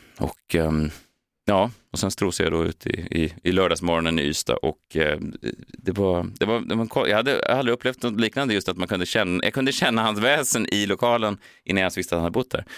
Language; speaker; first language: Swedish; native; Swedish